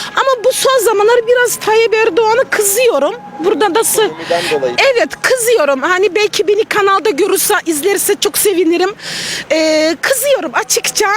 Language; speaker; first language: Turkish; non-native, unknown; Russian